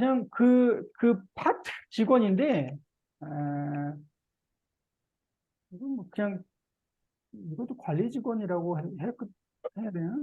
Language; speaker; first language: Korean; native; Korean